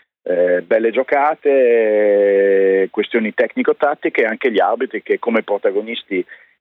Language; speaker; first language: Italian; native; Italian